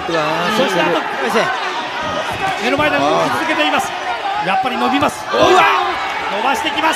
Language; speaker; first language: Japanese; native; Japanese